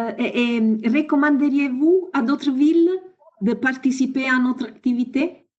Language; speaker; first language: French; non-native, fluent; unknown